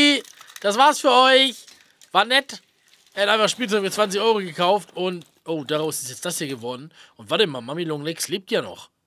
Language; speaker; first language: German; native; German